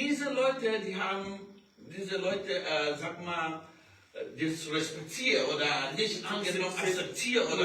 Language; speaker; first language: German; non-native, learner; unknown